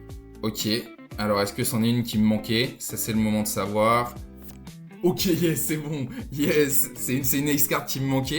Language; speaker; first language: French; native; French